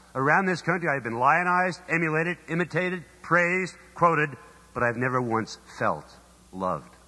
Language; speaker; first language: English; native; English